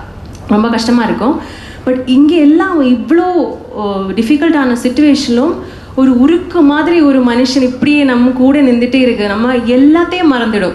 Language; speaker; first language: Tamil; non-native, learner; Malayalam